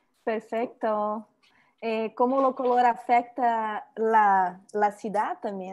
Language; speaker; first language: Spanish; non-native, learner; Portuguese